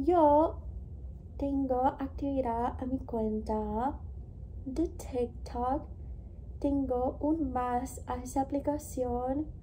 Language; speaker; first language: Spanish; non-native, learner; English